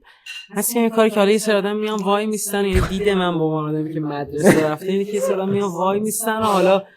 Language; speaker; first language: Persian; native; Persian